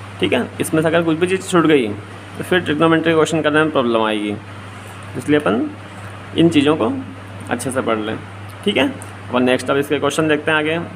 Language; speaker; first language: Hindi; native; Hindi